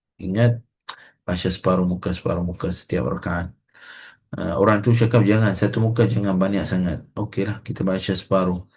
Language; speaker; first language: Malay; non-native, fluent; Arabic